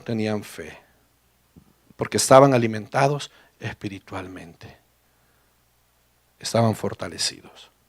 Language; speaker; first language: Spanish; native; Spanish